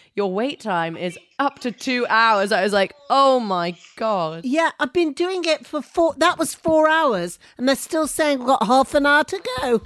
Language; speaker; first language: English; early bilingual, other home language; Albanian